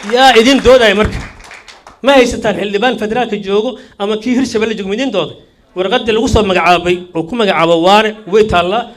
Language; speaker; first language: Somali; native; Somali